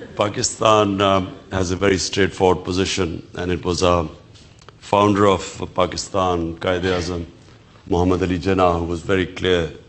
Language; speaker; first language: English; non-native, local second language; Urdu